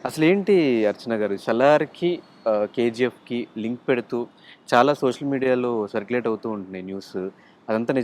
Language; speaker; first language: Telugu; native; Telugu